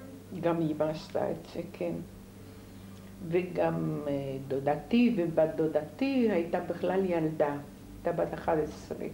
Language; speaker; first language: Hebrew; non-native, fluent; Polish